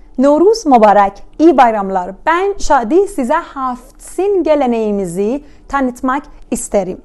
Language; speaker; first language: Turkish; non-native, fluent; Persian